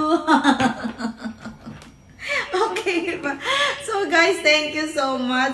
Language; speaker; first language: English; non-native, local second language; Filipino